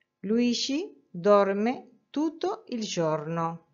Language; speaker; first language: Italian; non-native, fluent; Spanish